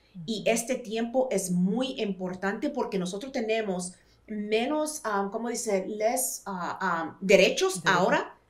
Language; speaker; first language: Spanish; early bilingual, heritage; Spanish